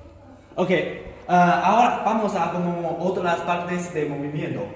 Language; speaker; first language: Spanish; non-native, learner; Chinese